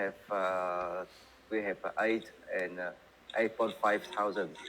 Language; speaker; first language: English; non-native, learner; Vietnamese